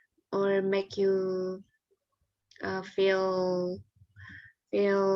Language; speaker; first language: English; non-native, learner; Indonesian